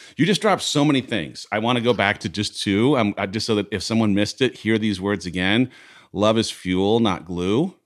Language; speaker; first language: English; native; English